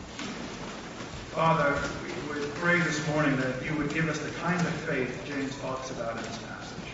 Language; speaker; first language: English; native; English